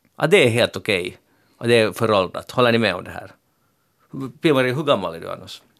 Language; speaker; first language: Swedish; native; Swedish